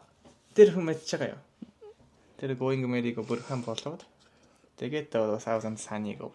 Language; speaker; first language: Mongolian; non-native, learner; Japanese